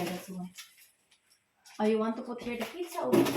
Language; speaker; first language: English; non-native, learner; Filipino